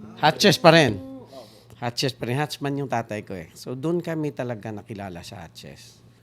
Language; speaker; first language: Filipino; non-native, local second language; Hiligaynon